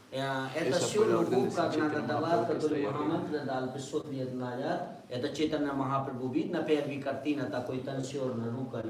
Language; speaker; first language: Russian; non-native, learner; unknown